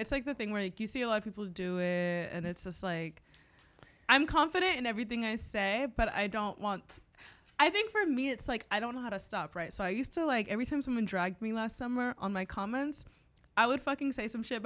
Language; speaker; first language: English; native; English